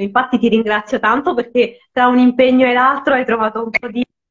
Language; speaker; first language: Italian; native; Italian